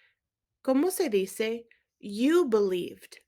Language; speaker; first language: Spanish; non-native, learner; English